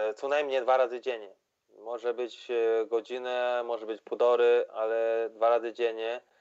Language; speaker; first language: Polish; non-native, fluent; Chinese